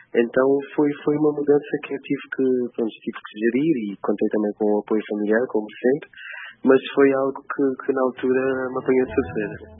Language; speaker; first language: Portuguese; non-native, local second language; Kabuverdianu